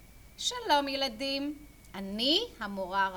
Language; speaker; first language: Hebrew; non-native, fluent; English